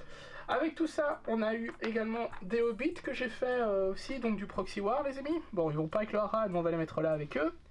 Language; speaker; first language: French; native; French